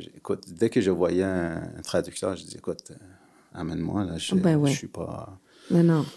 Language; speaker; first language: French; early bilingual, other home language; Persian